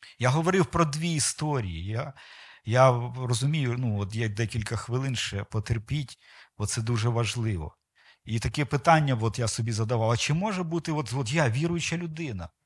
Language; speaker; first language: Ukrainian; non-native, local second language; Russian